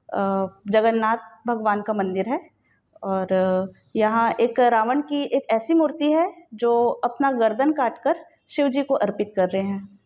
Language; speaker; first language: Hindi; native; Hindi